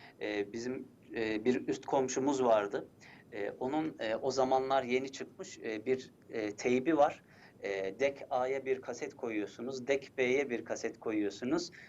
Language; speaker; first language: Turkish; early bilingual, heritage; Turkish